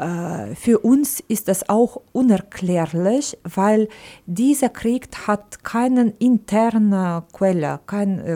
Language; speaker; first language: German; non-native, fluent; Ukrainian